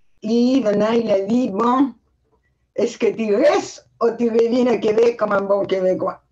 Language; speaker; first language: French; non-native, fluent; Spanish